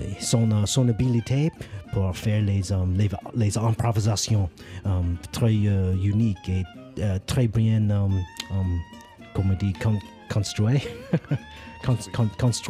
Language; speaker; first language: French; non-native, learner; English